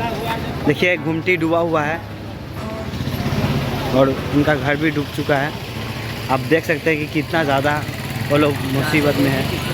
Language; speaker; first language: Hindi; non-native, local second language; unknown